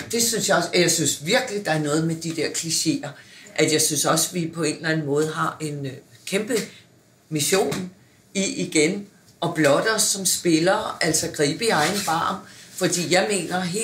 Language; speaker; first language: Danish; native; Danish